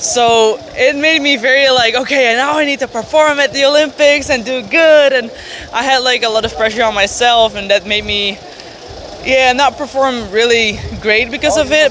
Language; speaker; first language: English; non-native, fluent; Dutch